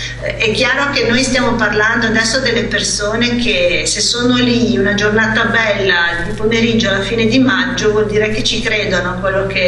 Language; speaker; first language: Italian; native; Italian